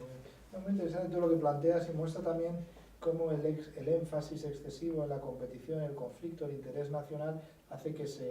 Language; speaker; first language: Spanish; native; Spanish